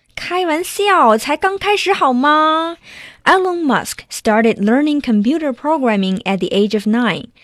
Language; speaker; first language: English; non-native, fluent; Chinese